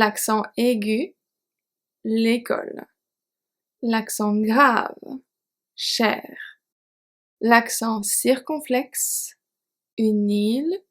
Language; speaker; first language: French; native; French